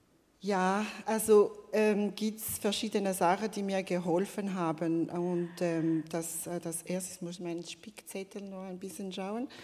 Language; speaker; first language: German; non-native, fluent; Malagasy